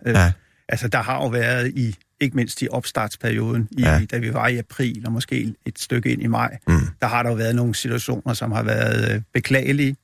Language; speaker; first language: Danish; native; Danish